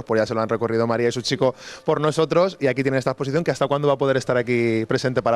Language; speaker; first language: Spanish; native; Spanish